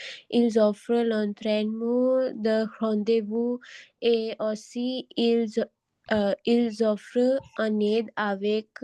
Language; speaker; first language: French; non-native, learner; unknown